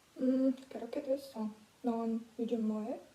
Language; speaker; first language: Korean; non-native, learner; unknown